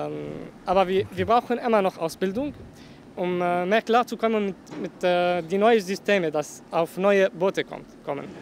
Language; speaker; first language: German; non-native, fluent; Arabic